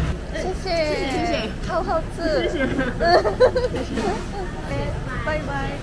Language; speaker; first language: Chinese; non-native, learner; Japanese